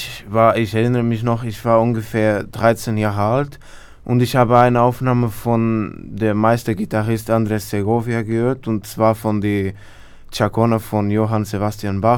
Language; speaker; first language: German; non-native, fluent; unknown